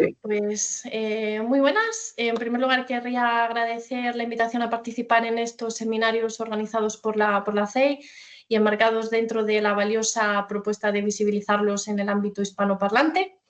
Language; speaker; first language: Spanish; native; Spanish